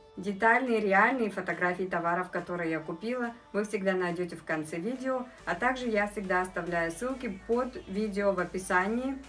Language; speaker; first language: Russian; native; Russian